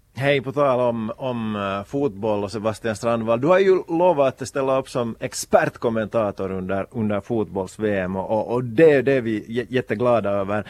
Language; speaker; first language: Swedish; native; Swedish